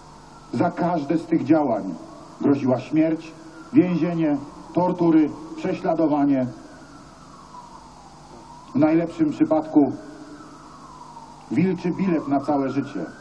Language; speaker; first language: Polish; native; Polish